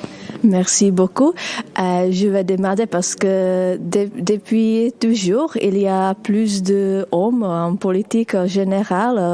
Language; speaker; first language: French; non-native, learner; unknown